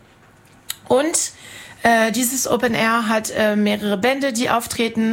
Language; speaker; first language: German; non-native, fluent; French